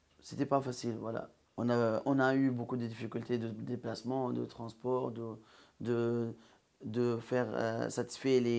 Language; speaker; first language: French; non-native, local second language; Arabic